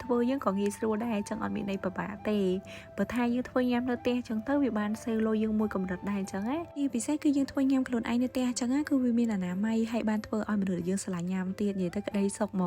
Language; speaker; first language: Khmer; native; Khmer